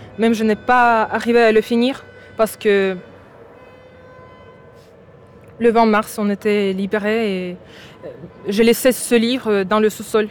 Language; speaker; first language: French; non-native, fluent; Ukrainian